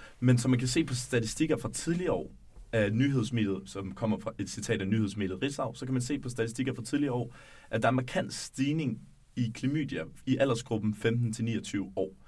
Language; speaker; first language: Danish; native; Danish